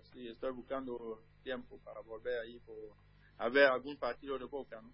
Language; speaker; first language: Spanish; non-native, learner; French